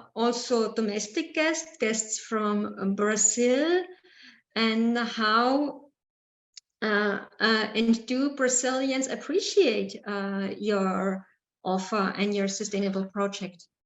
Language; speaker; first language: English; non-native, learner; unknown